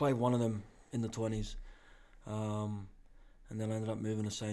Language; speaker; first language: English; native; English